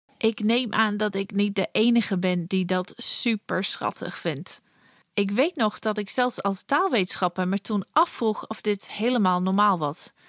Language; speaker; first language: Dutch; non-native, fluent; English